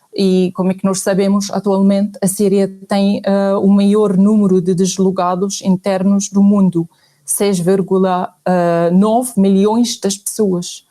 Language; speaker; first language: Portuguese; non-native, fluent; Arabic